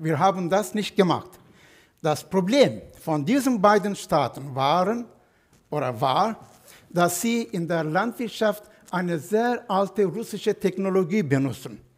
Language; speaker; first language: German; non-native, fluent; Turkish